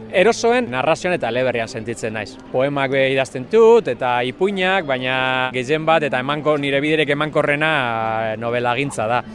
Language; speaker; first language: Basque; native; Basque